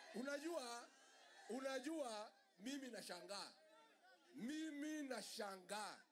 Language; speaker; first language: Swahili; non-native, local second language; Kikuyu